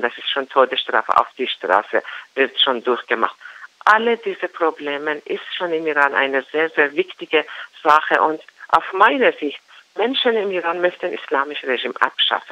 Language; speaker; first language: German; non-native, learner; Persian